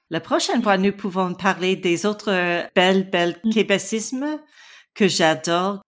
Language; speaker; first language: French; non-native, learner; English